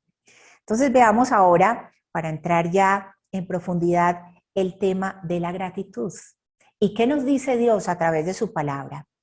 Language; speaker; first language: Spanish; native; Spanish